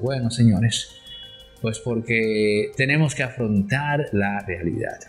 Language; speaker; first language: Spanish; native; Spanish